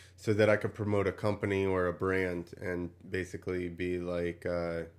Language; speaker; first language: English; native; English